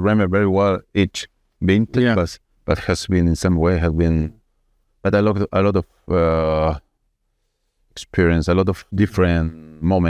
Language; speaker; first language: English; non-native, fluent; Spanish